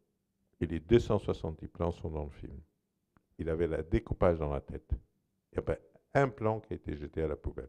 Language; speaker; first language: French; non-native, fluent; Portuguese